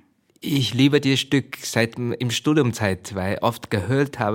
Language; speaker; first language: German; non-native, learner; Chinese